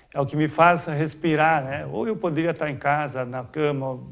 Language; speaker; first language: Portuguese; native; Portuguese